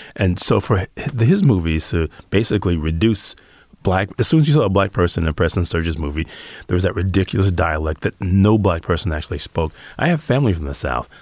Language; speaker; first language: English; native; English